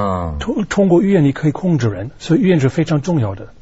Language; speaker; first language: Chinese; non-native, fluent; German